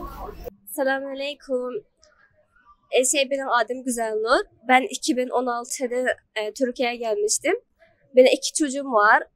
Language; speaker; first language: Turkish; non-native, fluent; Uyghur